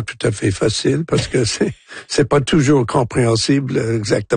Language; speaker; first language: French; non-native, local second language; English